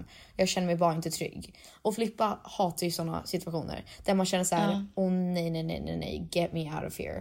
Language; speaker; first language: Swedish; native; Swedish